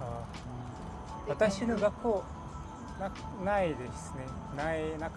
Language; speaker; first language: Japanese; non-native, learner; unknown